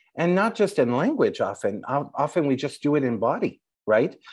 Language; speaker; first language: English; native; English